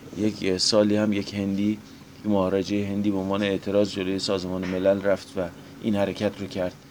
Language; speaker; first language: Persian; non-native, local second language; Azerbaijani